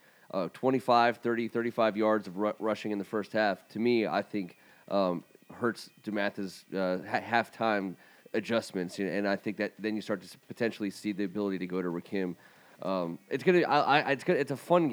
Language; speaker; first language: English; native; English